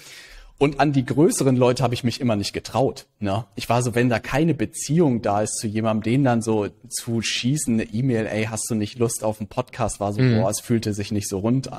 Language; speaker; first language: German; native; German